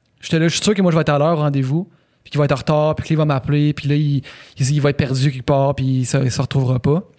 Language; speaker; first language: French; native; French